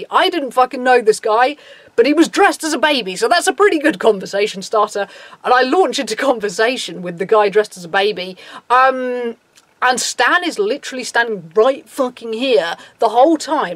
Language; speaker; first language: English; native; English